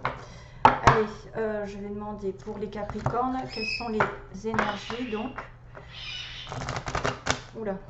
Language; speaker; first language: French; native; French